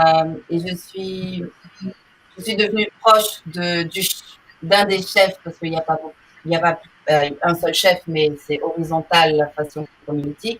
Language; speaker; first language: French; non-native, fluent; Portuguese